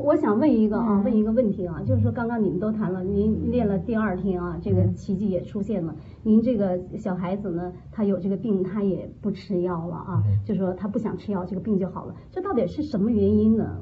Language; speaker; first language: Chinese; native; Chinese